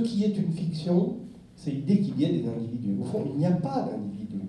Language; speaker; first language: French; native; French